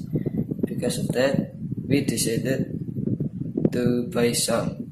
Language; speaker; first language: English; non-native, learner; Indonesian